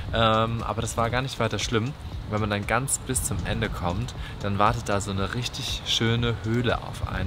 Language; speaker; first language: German; native; German